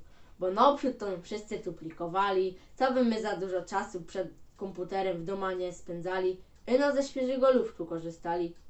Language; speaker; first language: Polish; native; Polish